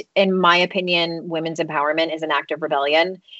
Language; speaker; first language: English; native; English